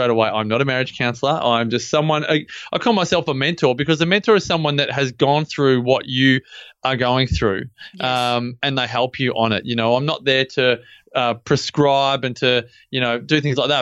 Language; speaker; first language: English; native; English